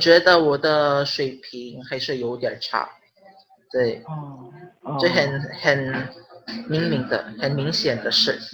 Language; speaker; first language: Chinese; non-native, learner; Filipino